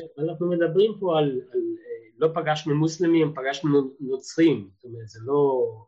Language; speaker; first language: Hebrew; early bilingual, other home language; Serbian